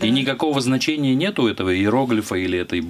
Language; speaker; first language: Russian; native; Russian